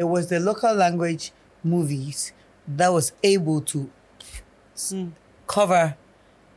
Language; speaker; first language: English; non-native, local second language; Akan